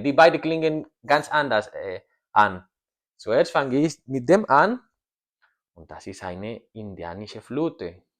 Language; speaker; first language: German; non-native, learner; Spanish